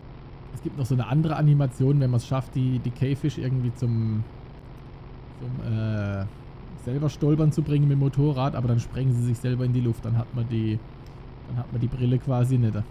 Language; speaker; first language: German; native; German